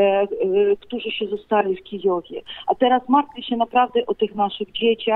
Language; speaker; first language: Polish; non-native, fluent; Ukrainian